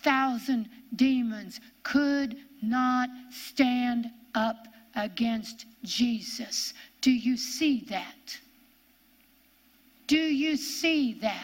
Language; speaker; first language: English; native; English